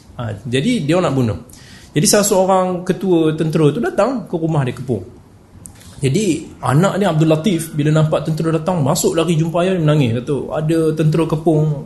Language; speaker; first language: Malay; native; Malay